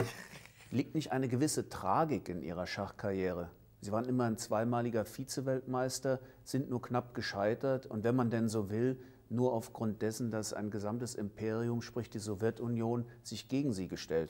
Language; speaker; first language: German; native; German